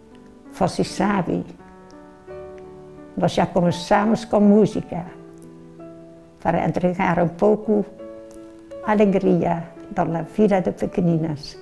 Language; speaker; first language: Portuguese; non-native, learner; Dutch